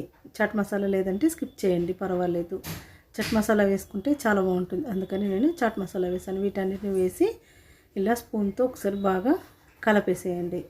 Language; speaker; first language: Telugu; native; Telugu